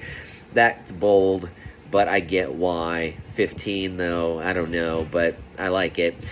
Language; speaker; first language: English; native; English